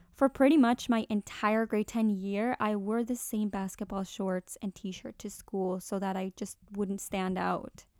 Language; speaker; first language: English; early bilingual, other home language; Spanish